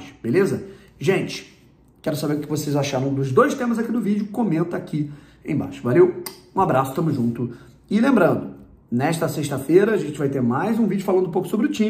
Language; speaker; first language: Portuguese; native; Portuguese